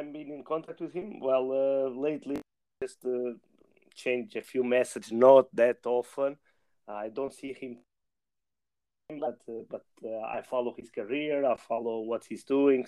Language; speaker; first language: English; non-native, learner; Portuguese